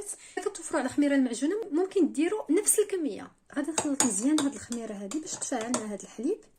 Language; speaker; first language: Arabic; native; Arabic